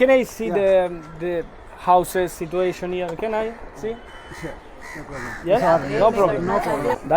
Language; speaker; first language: English; non-native, learner; Italian